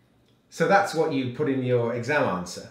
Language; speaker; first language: English; native; English